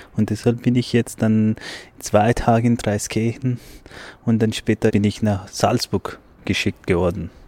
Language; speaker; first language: German; non-native, learner; Urdu